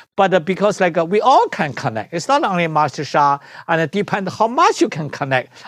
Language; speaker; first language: English; non-native, learner; Chinese